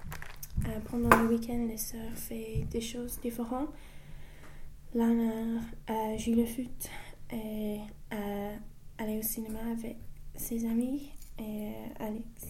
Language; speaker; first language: French; non-native, learner; English